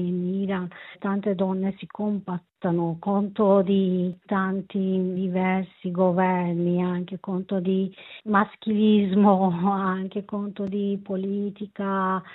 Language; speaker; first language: Italian; non-native, learner; Kurdish